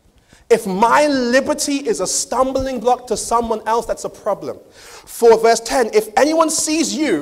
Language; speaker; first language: English; native; English